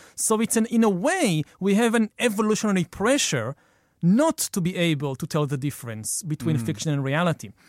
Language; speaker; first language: English; non-native, fluent; Hebrew